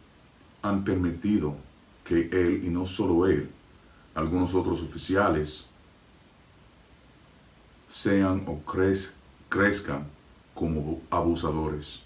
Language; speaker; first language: Spanish; non-native, fluent; English